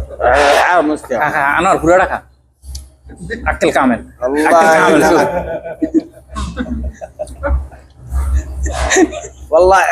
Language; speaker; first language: Arabic; non-native, learner; Bangla